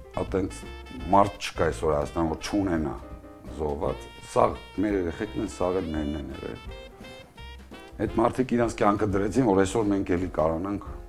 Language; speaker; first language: Armenian; native; Armenian